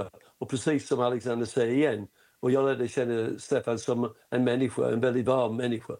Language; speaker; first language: Swedish; non-native, fluent; English